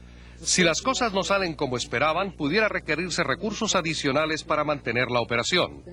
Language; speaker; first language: Spanish; native; Spanish